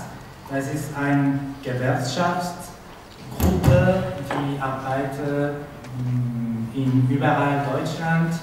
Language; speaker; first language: German; non-native, learner; Spanish